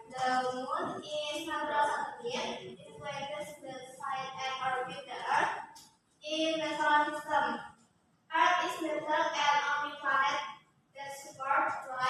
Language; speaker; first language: English; non-native, learner; Indonesian